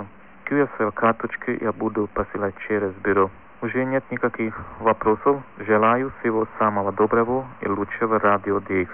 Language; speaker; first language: Russian; non-native, learner; Hungarian